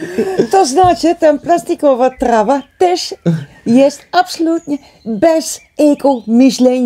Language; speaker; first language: Polish; non-native, learner; Dutch